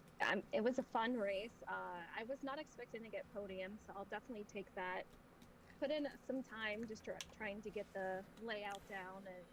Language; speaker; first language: English; native; English